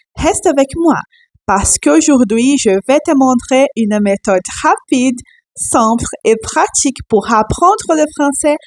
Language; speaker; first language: French; non-native, fluent; Portuguese